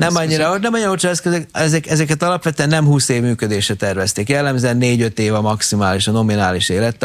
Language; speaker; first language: Hungarian; native; Hungarian